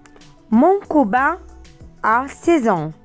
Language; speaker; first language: French; non-native, fluent; Arabic